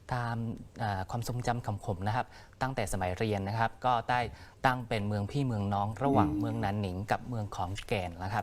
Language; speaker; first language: Thai; non-native, fluent; Chinese